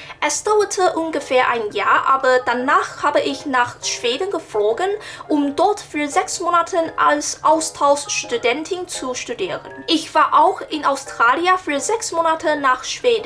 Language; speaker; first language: German; non-native, learner; Chinese